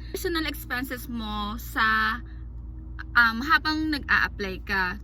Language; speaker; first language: Filipino; native; Filipino